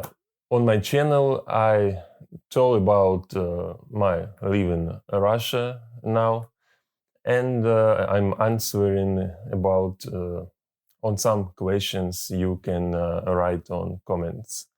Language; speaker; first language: English; non-native, learner; Russian